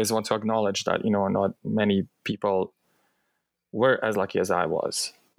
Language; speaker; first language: English; non-native, fluent; Bosnian